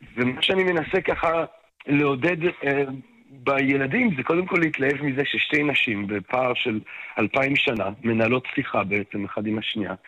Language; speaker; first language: Hebrew; non-native, fluent; French